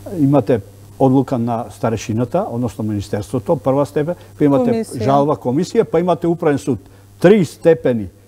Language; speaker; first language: Macedonian; native; Macedonian